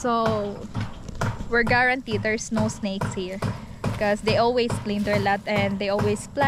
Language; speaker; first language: English; non-native, local second language; Cebuano